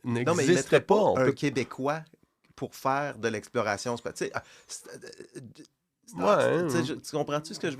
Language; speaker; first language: French; native; French